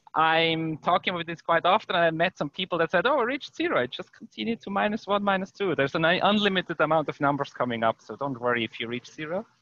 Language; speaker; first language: English; non-native, fluent; German